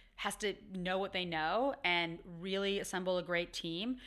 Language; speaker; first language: English; native; English